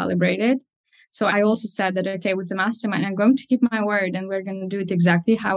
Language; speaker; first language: English; non-native, fluent; Russian